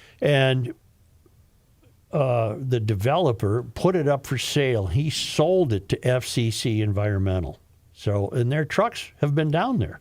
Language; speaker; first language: English; native; English